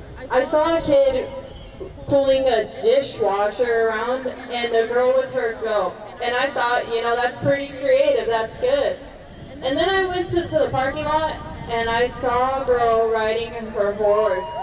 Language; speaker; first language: English; early bilingual, other home language; Spanish